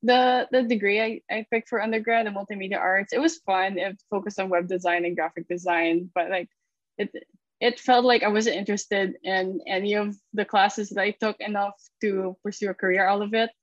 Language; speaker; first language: English; non-native, local second language; Filipino